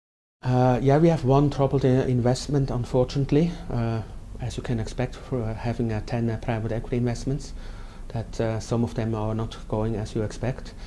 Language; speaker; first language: English; non-native, fluent; German